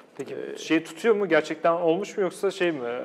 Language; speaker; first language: Turkish; native; Turkish